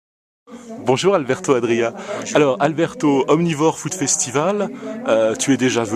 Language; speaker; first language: French; native; French